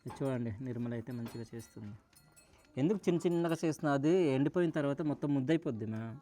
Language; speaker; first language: Telugu; non-native, local second language; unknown